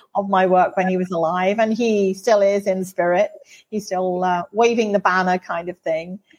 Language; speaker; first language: English; native; English